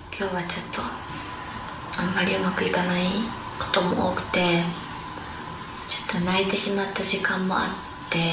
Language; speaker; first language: Japanese; native; Japanese